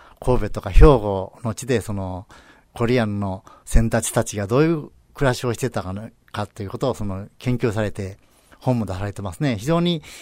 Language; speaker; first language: Japanese; native; Japanese